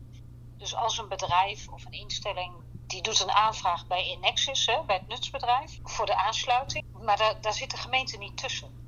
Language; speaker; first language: Dutch; native; Dutch